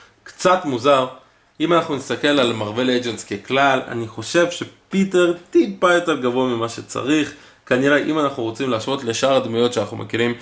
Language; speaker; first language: Hebrew; native; Hebrew